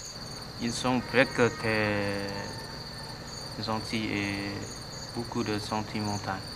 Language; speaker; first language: French; non-native, learner; Vietnamese